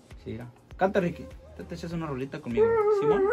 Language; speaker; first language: Spanish; native; Spanish